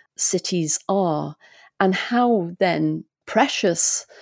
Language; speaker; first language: English; native; English